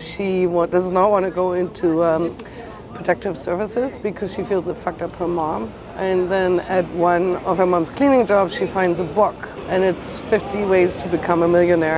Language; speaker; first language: English; non-native, fluent; German